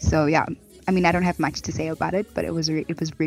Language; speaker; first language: English; non-native, local second language; Tswana